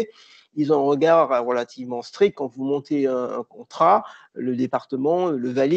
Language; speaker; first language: French; native; French